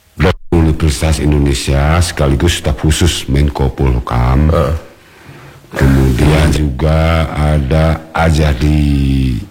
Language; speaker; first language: Indonesian; non-native, local second language; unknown